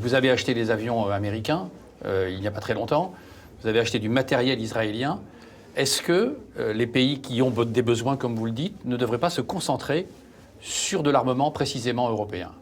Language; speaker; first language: French; native; French